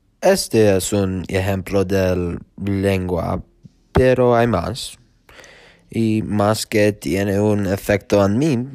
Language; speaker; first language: Spanish; non-native, learner; English